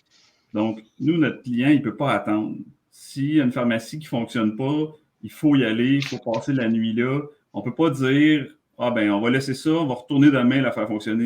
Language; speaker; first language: French; native; French